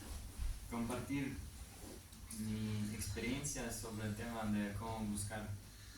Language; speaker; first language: Spanish; non-native, learner; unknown